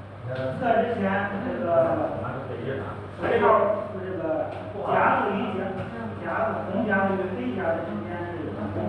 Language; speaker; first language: Chinese; native; Chinese